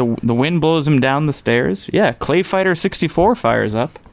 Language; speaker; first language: English; native; English